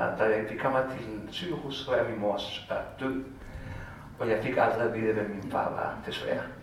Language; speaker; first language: Danish; non-native, fluent; Spanish